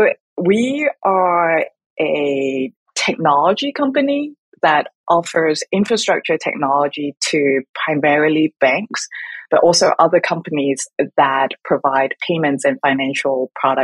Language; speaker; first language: English; non-native, local second language; Cantonese